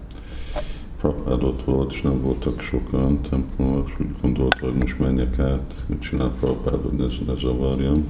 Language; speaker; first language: Hungarian; non-native, fluent; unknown